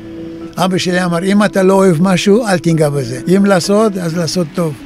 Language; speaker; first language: Hebrew; non-native, fluent; Russian